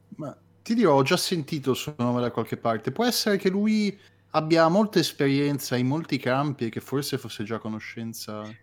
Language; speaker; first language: Italian; native; Italian